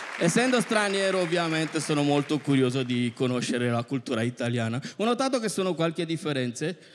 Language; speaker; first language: Italian; non-native, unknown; Romanian